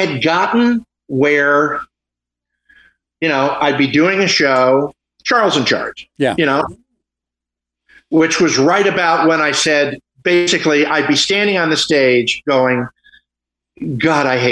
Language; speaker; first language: English; native; English